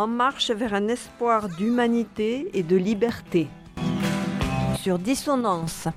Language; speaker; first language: French; native; French